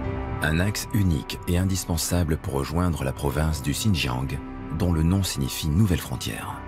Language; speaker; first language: French; native; French